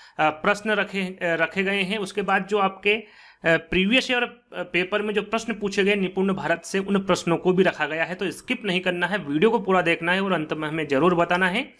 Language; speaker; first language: Hindi; native; Hindi